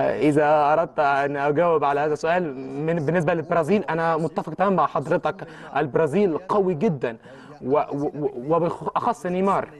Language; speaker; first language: Arabic; early bilingual, heritage; Arabic